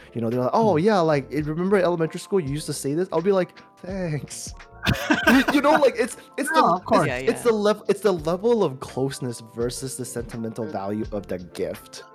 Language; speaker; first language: English; early bilingual, other home language; Chinese